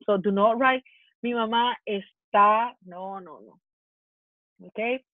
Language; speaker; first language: Spanish; non-native, fluent; English